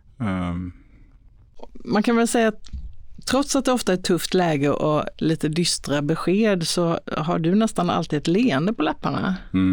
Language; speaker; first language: Swedish; native; Swedish